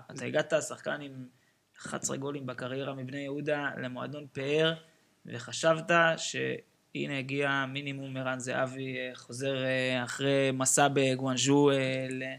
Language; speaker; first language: Hebrew; native; Hebrew